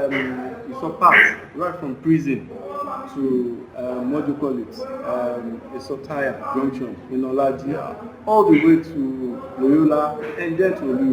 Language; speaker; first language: English; non-native, local second language; Yoruba